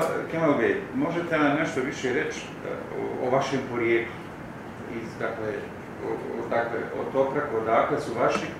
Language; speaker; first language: Croatian; native; Croatian